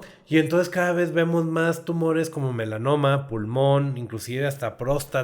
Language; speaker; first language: Spanish; native; Spanish